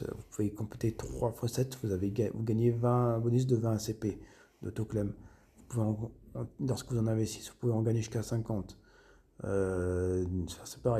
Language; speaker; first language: French; native; French